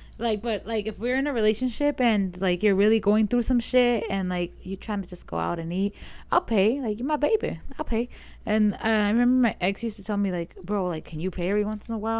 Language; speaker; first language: English; early bilingual, other home language; Spanish